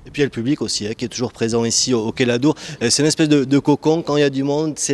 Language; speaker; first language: French; native; French